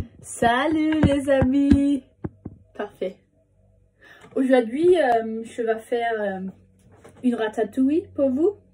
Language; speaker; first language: French; non-native, fluent; English